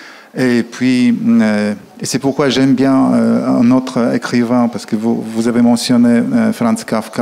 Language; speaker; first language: French; non-native, fluent; Polish